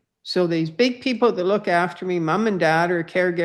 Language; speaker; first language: English; native; English